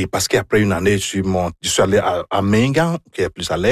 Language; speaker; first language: French; non-native, fluent; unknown